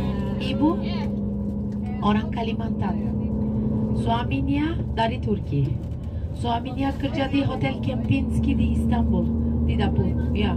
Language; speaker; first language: Indonesian; non-native, fluent; Turkish